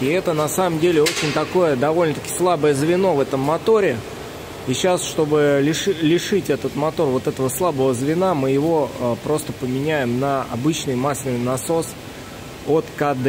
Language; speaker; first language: Russian; native; Russian